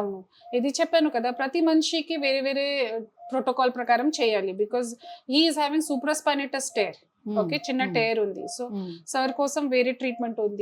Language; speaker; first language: Telugu; non-native, fluent; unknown